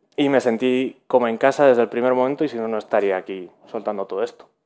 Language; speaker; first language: Spanish; native; Spanish